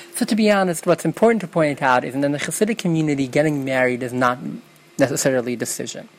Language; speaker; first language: English; early bilingual, other home language; Yiddish